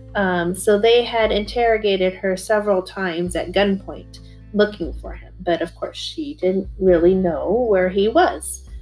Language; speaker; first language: English; early bilingual, other home language; Korean